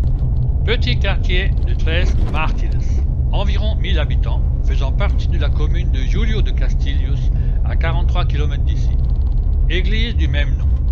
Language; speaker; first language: French; native; French